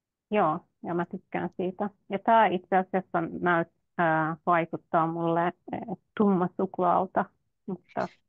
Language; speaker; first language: Finnish; non-native, fluent; Turkish